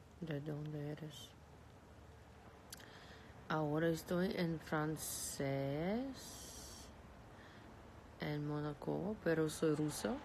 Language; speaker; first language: Spanish; non-native, learner; Russian